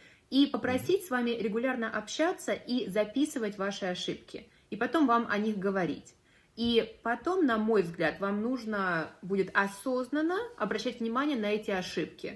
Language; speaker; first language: Russian; native; Russian